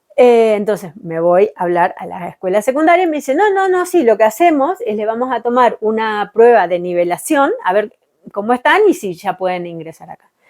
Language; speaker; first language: Spanish; native; Spanish